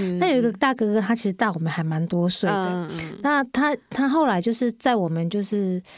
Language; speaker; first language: Chinese; native; Chinese